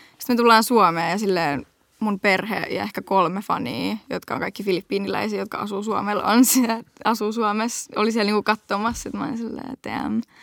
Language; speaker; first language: Finnish; early bilingual, heritage; Finnish